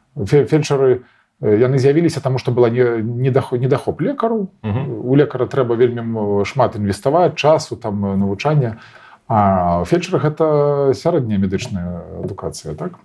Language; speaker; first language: Belarusian; native; Belarusian